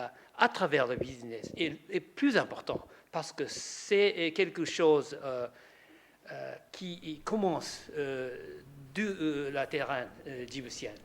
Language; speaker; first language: French; non-native, learner; Japanese